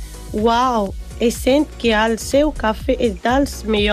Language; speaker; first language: Catalan; non-native, learner; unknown